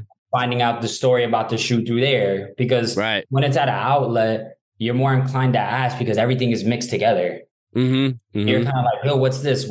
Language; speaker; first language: English; native; English